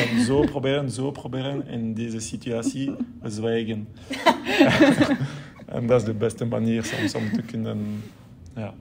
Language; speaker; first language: Dutch; non-native, local second language; French